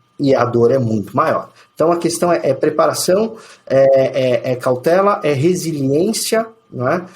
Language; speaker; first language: Portuguese; native; Portuguese